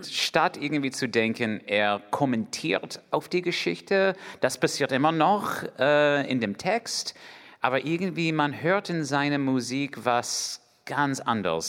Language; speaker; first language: German; non-native, fluent; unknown